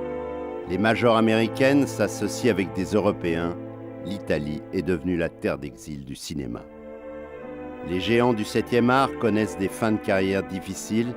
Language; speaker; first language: French; native; French